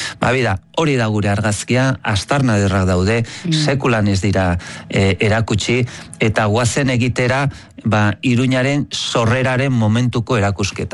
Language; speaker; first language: Basque; native; Basque